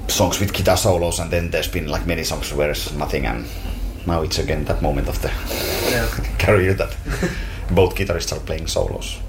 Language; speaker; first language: English; non-native, fluent; Finnish